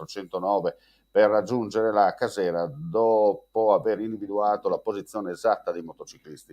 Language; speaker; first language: Italian; native; Italian